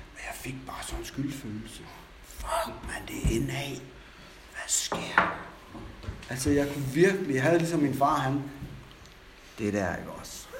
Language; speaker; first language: Danish; native; Danish